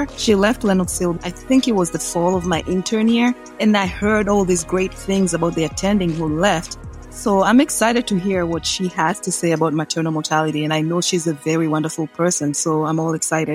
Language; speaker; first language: English; non-native, local second language; Swahili